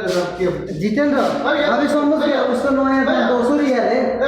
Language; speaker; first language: Hindi; non-native, learner; Bangla